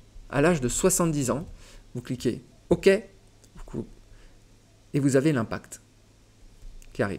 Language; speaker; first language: French; native; French